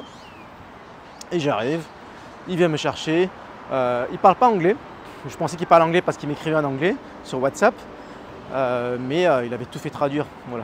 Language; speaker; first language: French; native; French